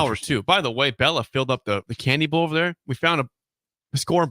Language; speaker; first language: English; native; English